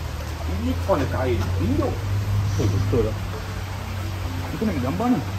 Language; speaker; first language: Malay; native; Malay